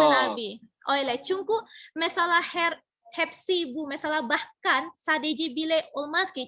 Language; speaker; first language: Turkish; non-native, fluent; Indonesian